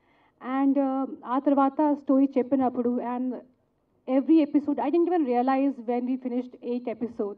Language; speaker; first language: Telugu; non-native, local second language; Hindi